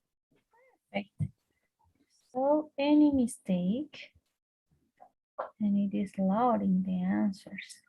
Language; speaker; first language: English; non-native, fluent; Spanish